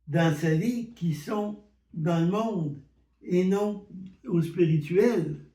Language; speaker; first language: French; native; French